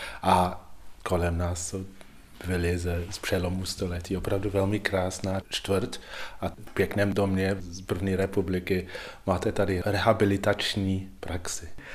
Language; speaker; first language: Czech; non-native, fluent; English